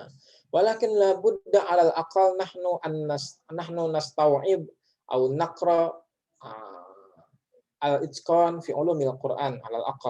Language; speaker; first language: Arabic; non-native, fluent; Indonesian